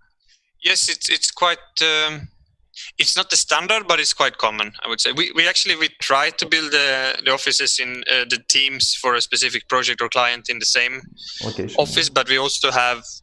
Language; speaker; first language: English; non-native, fluent; Swedish